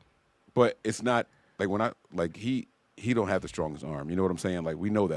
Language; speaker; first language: English; native; English